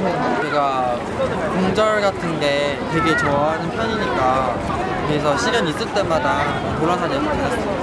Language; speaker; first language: Korean; non-native, learner; Chinese